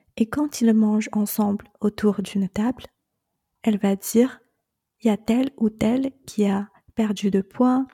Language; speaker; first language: French; non-native, fluent; Chinese